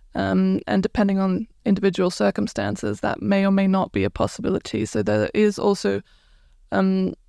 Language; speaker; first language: English; non-native, fluent; Croatian